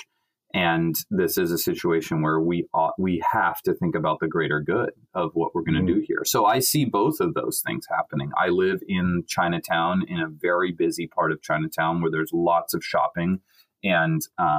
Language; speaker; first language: English; native; English